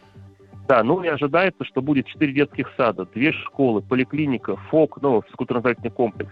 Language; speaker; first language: Russian; native; Russian